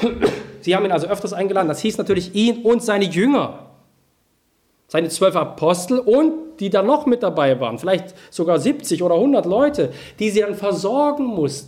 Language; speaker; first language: German; native; German